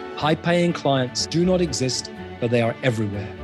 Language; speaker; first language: English; native; English